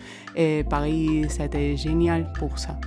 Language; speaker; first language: French; non-native, fluent; Spanish